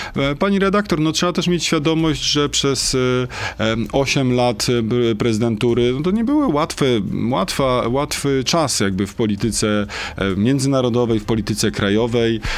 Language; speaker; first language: Polish; native; Polish